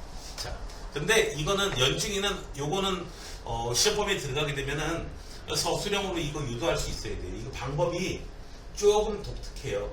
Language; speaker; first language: Korean; native; Korean